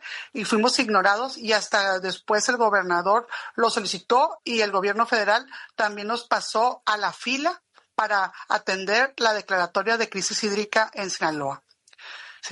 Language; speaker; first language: Spanish; native; Spanish